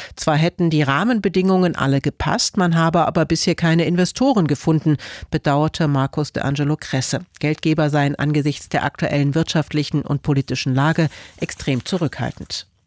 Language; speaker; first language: German; native; German